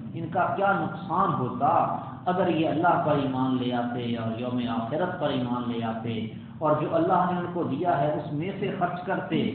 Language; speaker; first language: Urdu; native; Urdu